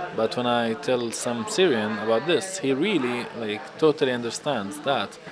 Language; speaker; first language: English; non-native, fluent; Arabic